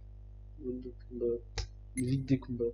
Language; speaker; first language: French; native; French